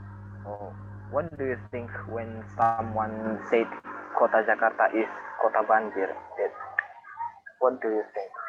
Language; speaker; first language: English; non-native, local second language; Indonesian